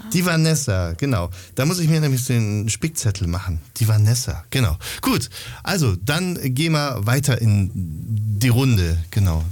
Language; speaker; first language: German; native; German